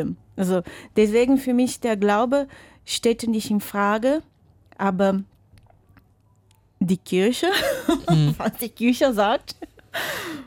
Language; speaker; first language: German; non-native, fluent; Portuguese